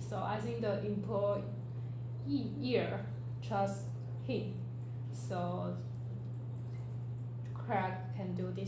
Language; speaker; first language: English; non-native, learner; Chinese